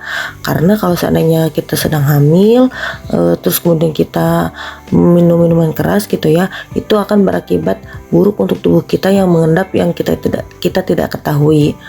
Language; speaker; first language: Indonesian; native; Indonesian